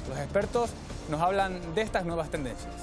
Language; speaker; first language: Spanish; native; Spanish